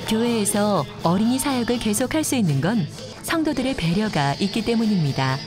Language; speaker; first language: Korean; native; Korean